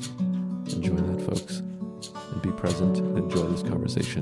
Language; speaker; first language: English; native; English